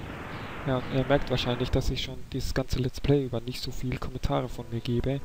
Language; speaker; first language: German; native; German